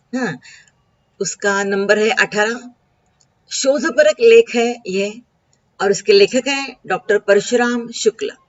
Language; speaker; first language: Hindi; non-native, local second language; Marathi